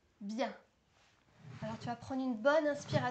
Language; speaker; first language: French; native; French